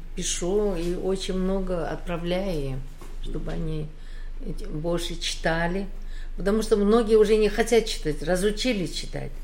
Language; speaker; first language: Russian; native; Russian